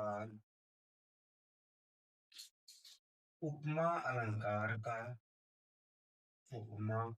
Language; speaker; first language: Hindi; native; Hindi